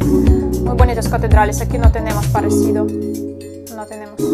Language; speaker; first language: Spanish; non-native, fluent; Russian